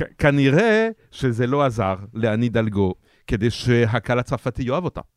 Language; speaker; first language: Hebrew; non-native, fluent; French